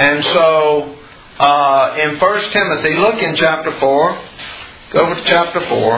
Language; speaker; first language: English; native; English